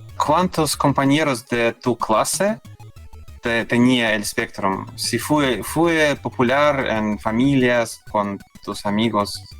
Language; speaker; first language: Spanish; non-native, learner; Russian